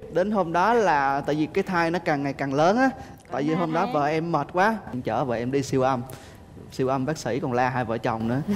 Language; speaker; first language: Vietnamese; native; Vietnamese